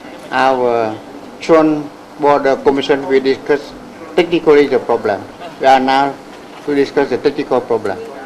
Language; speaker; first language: English; non-native, fluent; Khmer